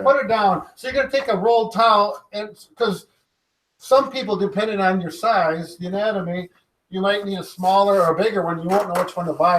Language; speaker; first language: English; native; English